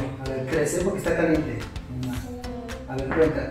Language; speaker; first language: Spanish; native; Spanish